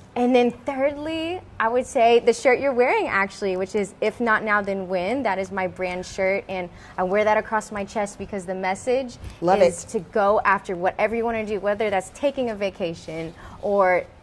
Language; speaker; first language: English; native; English